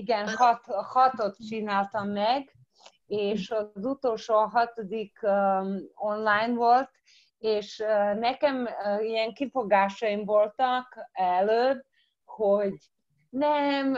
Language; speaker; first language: Hungarian; early bilingual, heritage; Croatian